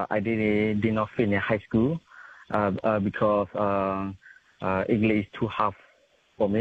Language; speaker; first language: English; non-native, local second language; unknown